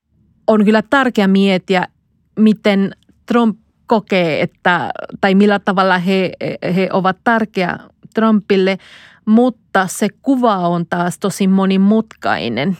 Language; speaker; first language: Finnish; non-native, fluent; Spanish